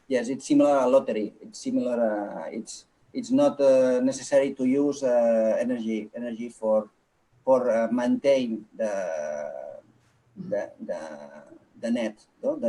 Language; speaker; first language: English; non-native, local second language; Catalan